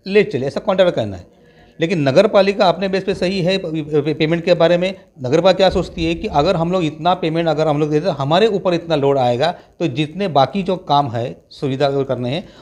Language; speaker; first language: Hindi; non-native, local second language; Marathi